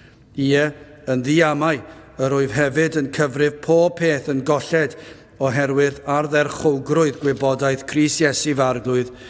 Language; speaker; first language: Welsh; native; Welsh